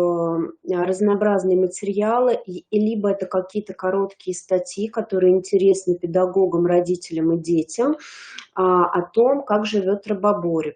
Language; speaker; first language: Russian; native; Russian